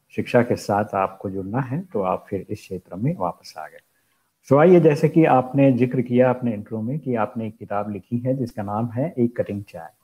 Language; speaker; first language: Hindi; native; Hindi